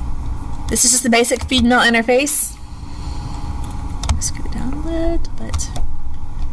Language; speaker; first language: English; native; English